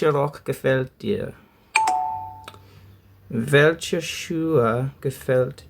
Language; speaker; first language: German; non-native, learner; English